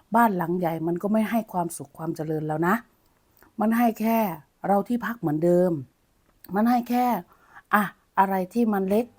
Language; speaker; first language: Thai; native; Thai